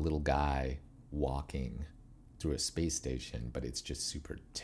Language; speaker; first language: English; native; English